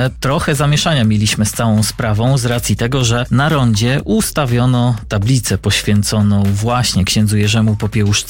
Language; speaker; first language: Polish; native; Polish